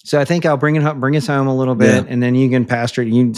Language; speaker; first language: English; native; English